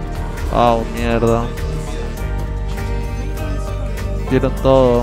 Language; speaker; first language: Spanish; native; Spanish